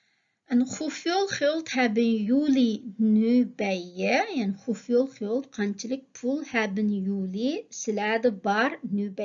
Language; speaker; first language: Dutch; non-native, fluent; Uyghur